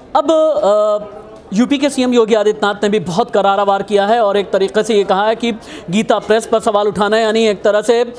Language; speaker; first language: Hindi; native; Hindi